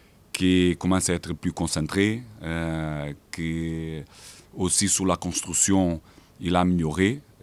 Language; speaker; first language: French; non-native, fluent; Portuguese